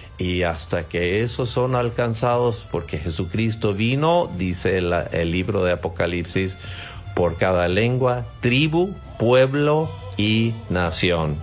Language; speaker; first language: Spanish; non-native, fluent; English